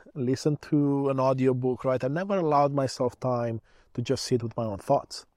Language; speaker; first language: English; early bilingual, other home language; Romanian